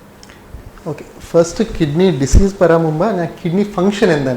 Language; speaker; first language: Malayalam; non-native, learner; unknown